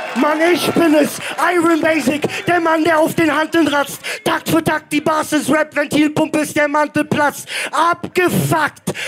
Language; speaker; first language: German; early bilingual, other home language; Greek